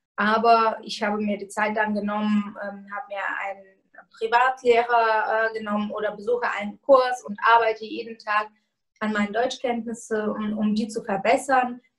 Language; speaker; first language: German; non-native, fluent; Bulgarian